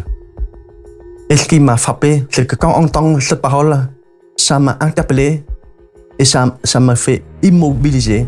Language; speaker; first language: French; non-native, fluent; Khmer